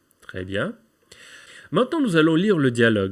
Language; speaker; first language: French; non-native, fluent; Ukrainian